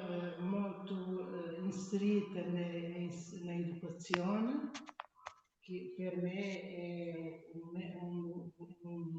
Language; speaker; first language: Italian; non-native, fluent; Portuguese